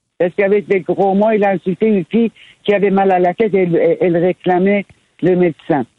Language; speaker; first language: French; non-native, fluent; Persian